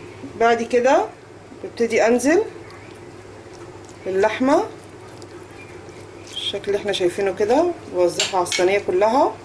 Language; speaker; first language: Arabic; native; Arabic